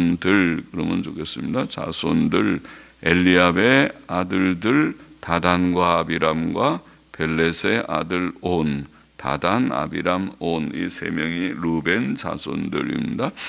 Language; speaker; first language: Korean; native; Korean